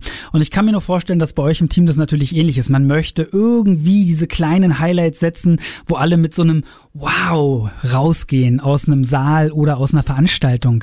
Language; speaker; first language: German; native; German